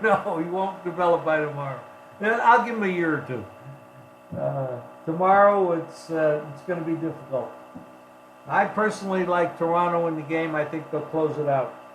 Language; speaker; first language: English; native; English